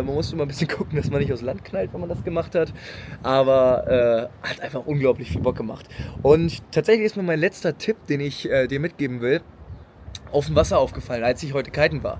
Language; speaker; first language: German; native; German